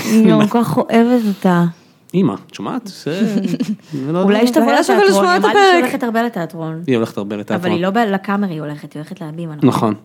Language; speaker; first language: Hebrew; native; Hebrew